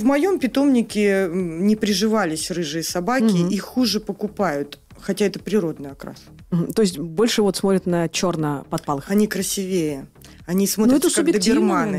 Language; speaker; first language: Russian; native; Russian